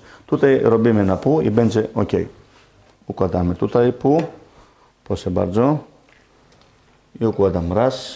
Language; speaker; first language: Polish; non-native, fluent; Greek